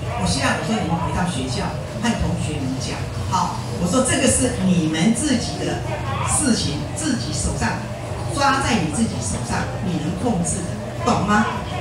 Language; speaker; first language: Chinese; non-native, local second language; Hakka Chinese